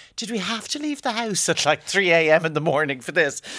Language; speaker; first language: English; native; English